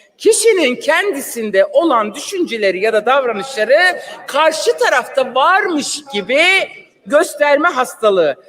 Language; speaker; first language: Turkish; non-native, local second language; Kurdish